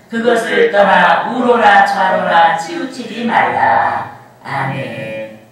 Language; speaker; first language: Korean; native; Korean